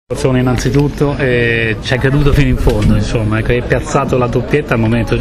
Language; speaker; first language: Italian; native; Italian